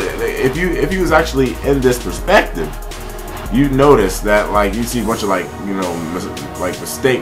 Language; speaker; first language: English; native; English